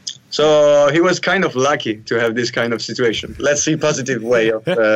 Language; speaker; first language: English; non-native, fluent; Italian